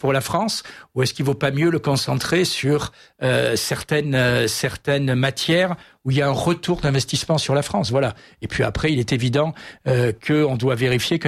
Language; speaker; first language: French; native; French